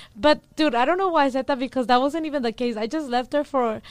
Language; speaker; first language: English; early bilingual, other home language; Spanish